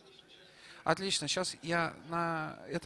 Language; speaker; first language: Russian; native; Russian